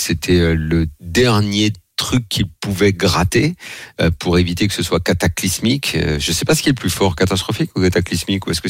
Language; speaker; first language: French; native; French